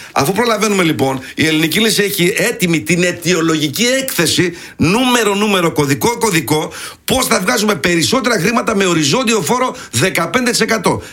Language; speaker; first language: Greek; early bilingual, heritage; Greek